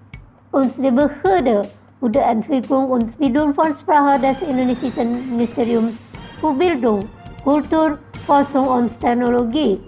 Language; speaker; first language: German; non-native, fluent; Indonesian